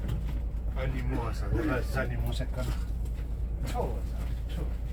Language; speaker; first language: French; non-native, learner; Turkish